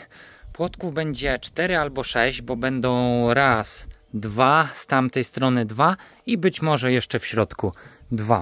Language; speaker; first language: Polish; native; Polish